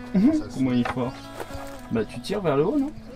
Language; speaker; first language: French; native; French